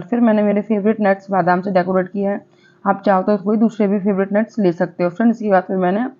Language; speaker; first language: Hindi; non-native, local second language; Gujarati